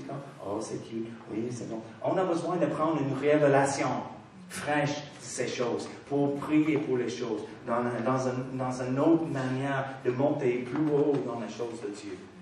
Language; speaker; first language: French; non-native, fluent; English